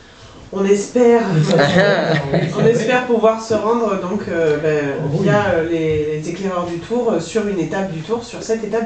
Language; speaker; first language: French; native; French